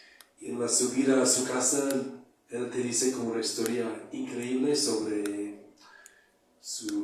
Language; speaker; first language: Spanish; non-native, fluent; English